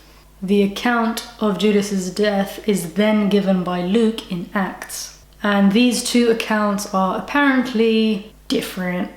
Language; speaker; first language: English; native; English